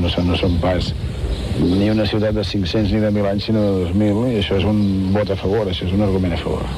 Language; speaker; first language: Catalan; native; Catalan